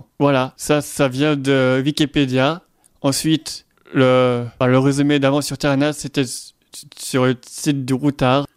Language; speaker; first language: French; native; French